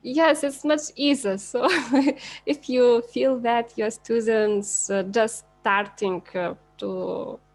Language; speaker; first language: English; non-native, learner; Lithuanian